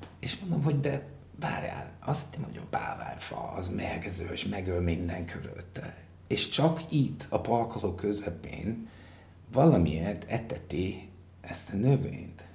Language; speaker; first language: Hungarian; non-native, fluent; English